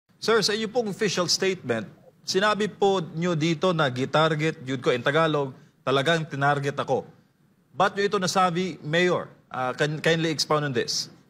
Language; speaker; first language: Filipino; native; Filipino